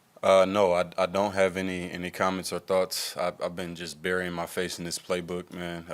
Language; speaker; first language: English; native; English